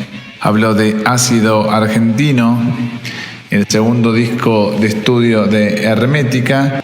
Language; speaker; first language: Spanish; native; Spanish